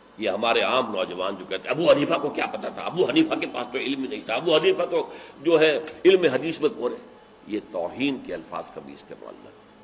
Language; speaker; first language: Urdu; native; Urdu